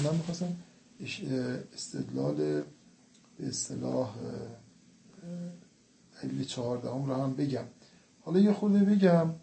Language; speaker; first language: Persian; native; Persian